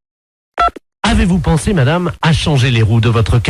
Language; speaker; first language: French; native; French